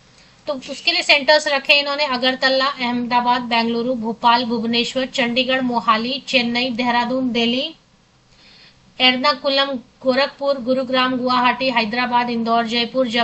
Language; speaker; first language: Hindi; native; Hindi